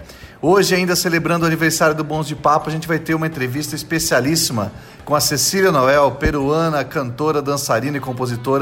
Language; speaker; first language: Portuguese; native; Portuguese